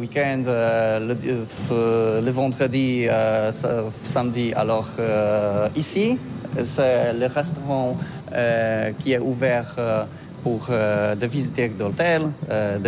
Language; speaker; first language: French; non-native, learner; Polish